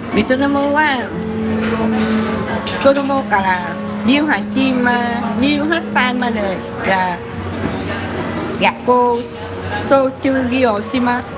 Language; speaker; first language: Japanese; non-native, learner; Vietnamese